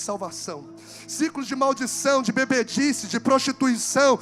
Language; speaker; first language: Portuguese; native; Portuguese